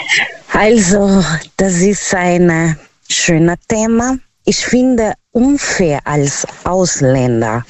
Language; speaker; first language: German; non-native, learner; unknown